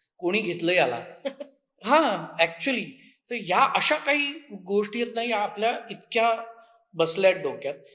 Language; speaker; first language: Marathi; native; Marathi